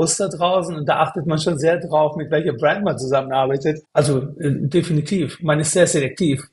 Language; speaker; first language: German; native; German